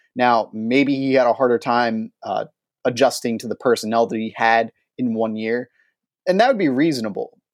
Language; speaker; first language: English; native; English